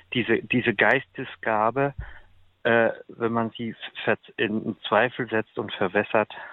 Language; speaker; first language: German; native; German